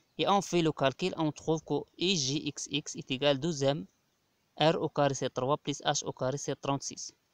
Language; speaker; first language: French; non-native, local second language; Arabic